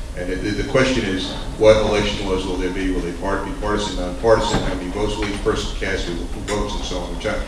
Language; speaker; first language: English; native; English